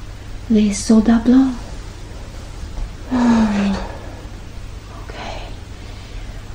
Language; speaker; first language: French; non-native, fluent; English